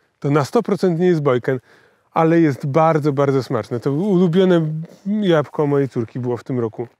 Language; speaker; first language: Polish; native; Polish